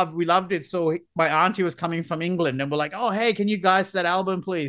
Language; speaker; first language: English; non-native, local second language; Sinhala